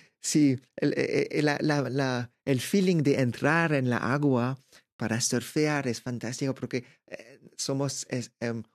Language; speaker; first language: Spanish; non-native, learner; French